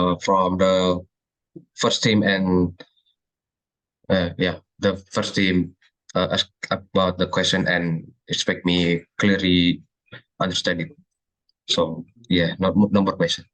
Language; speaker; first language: English; non-native, learner; Indonesian